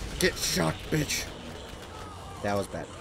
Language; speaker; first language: English; native; English